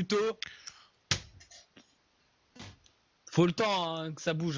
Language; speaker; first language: French; native; French